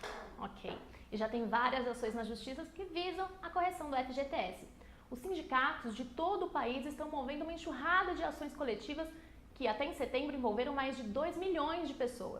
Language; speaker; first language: Portuguese; native; Portuguese